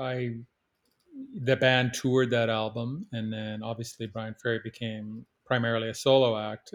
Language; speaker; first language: English; native; English